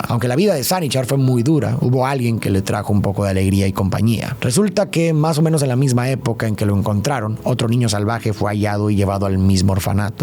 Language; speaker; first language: Spanish; native; Spanish